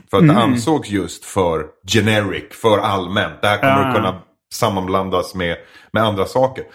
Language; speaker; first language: Swedish; native; Swedish